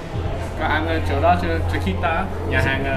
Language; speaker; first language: Vietnamese; early bilingual, heritage; English